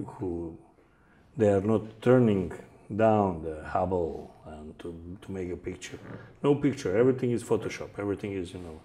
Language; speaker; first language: English; non-native, learner; Macedonian